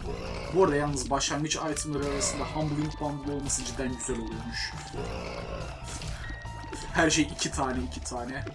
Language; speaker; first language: Turkish; native; Turkish